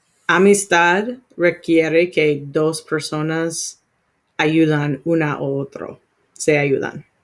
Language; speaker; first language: Spanish; non-native, learner; English